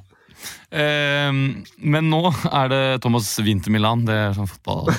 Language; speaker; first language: Norwegian; native; Norwegian